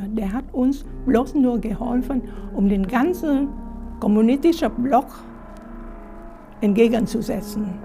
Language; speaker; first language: German; non-native, fluent; Vietnamese